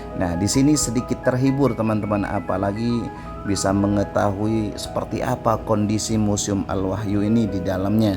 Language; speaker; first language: Indonesian; native; Indonesian